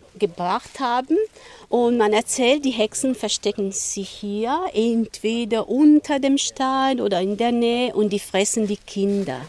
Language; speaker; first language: German; non-native, fluent; Italian